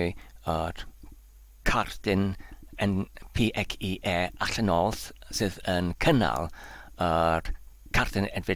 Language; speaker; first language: Welsh; non-native, learner; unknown